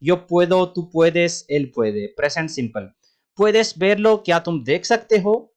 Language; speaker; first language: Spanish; non-native, fluent; Urdu